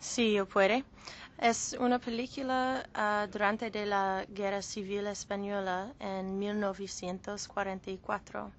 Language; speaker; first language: Spanish; non-native, learner; English